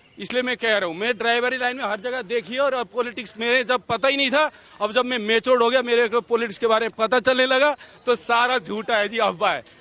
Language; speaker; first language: Hindi; non-native, local second language; Assamese